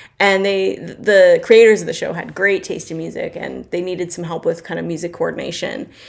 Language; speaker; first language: English; native; English